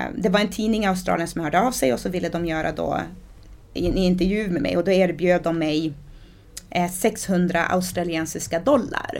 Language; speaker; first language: Swedish; early bilingual, other home language; Portuguese